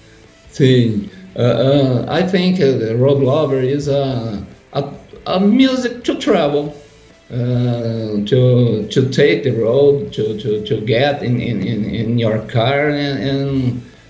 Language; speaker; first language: English; non-native, learner; Portuguese